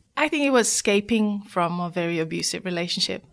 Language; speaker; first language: English; non-native, local second language; Nepali